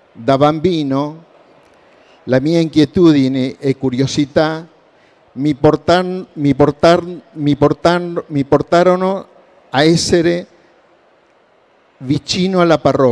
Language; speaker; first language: Italian; non-native, learner; Spanish